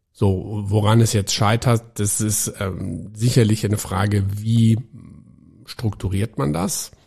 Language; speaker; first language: German; native; German